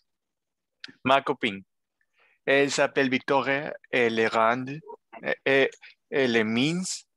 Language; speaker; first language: French; non-native, learner; Spanish